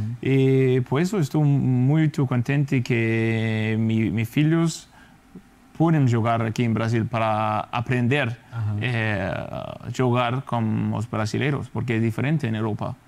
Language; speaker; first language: Spanish; non-native, fluent; Danish